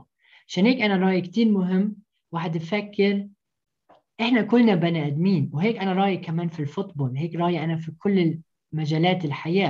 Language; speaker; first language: Arabic; early bilingual, heritage; Arabic